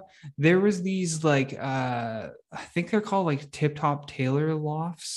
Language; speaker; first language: English; native; English